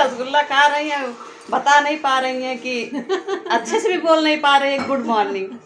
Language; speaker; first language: Hindi; native; Hindi